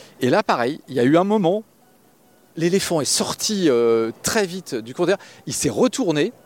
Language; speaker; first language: French; native; French